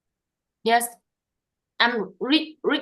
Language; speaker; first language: English; non-native, learner; Vietnamese